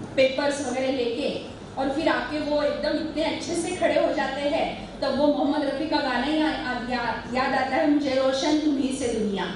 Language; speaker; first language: Hindi; non-native, local second language; Marathi